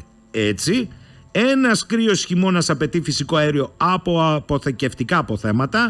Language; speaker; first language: Greek; native; Greek